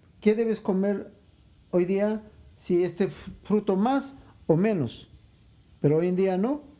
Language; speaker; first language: Spanish; non-native, local second language; Quechua